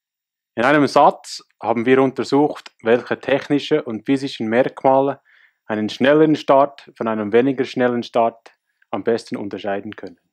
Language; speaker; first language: German; non-native, fluent; English